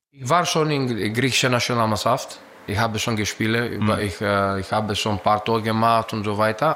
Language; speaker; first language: German; non-native, fluent; Greek